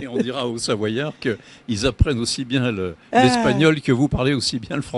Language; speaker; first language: French; native; French